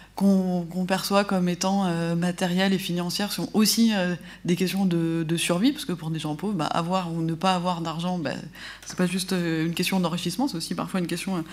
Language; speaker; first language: French; native; French